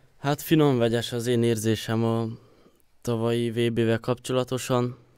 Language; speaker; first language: Hungarian; native; Hungarian